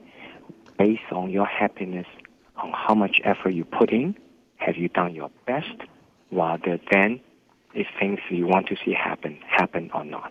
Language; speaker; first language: English; non-native, fluent; Chinese